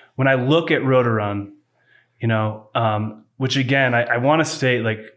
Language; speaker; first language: English; native; English